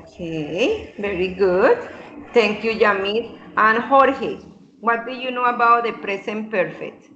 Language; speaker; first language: English; non-native, fluent; Spanish